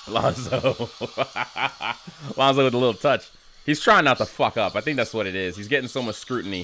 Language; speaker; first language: English; native; English